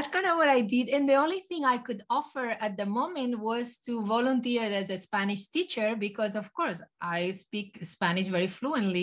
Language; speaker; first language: English; non-native, fluent; Spanish